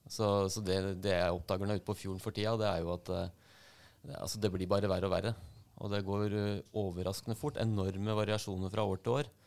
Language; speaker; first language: Norwegian; native; Norwegian